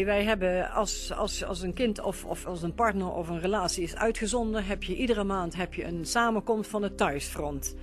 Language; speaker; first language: Dutch; native; Dutch